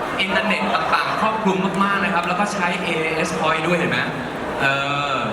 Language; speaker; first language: Thai; native; Thai